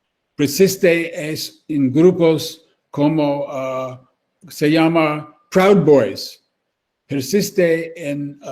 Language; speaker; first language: Spanish; non-native, learner; English